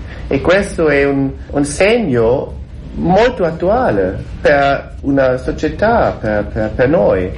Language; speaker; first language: Italian; non-native, learner; German